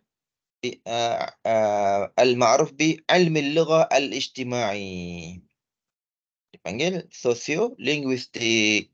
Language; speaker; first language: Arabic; non-native, fluent; Malay